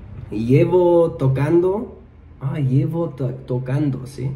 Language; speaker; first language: Spanish; non-native, learner; English